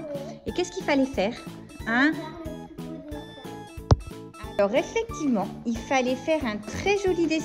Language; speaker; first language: French; native; French